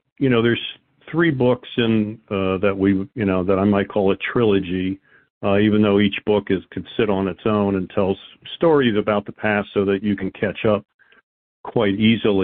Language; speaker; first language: English; native; English